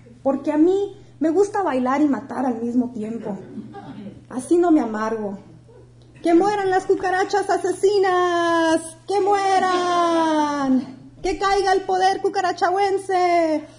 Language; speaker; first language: Spanish; early bilingual, heritage; Spanish